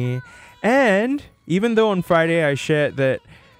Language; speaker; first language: English; native; English